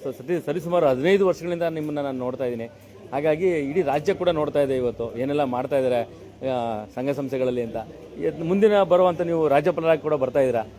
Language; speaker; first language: Kannada; native; Kannada